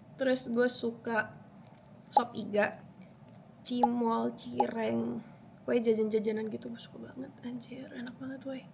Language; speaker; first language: Indonesian; early bilingual, other home language; Spanish